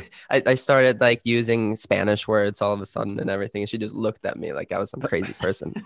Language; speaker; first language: English; non-native, fluent; Swedish